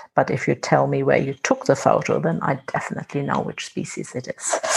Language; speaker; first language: English; non-native, fluent; German